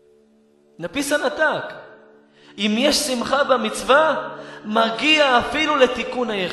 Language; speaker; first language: Russian; non-native, fluent; Hebrew